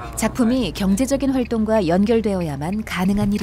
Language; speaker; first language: Korean; native; Korean